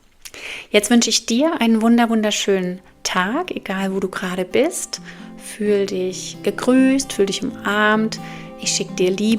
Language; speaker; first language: German; native; German